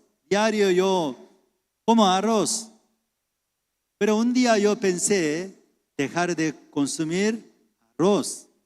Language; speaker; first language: Spanish; non-native, fluent; Korean